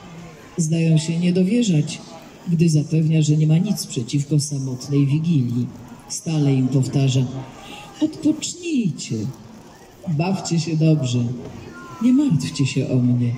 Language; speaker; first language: Polish; native; Polish